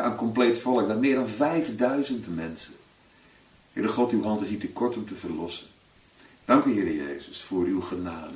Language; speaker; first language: Dutch; native; Dutch